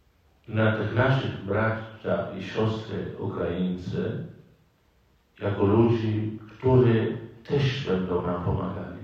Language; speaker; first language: Polish; non-native, fluent; Arabic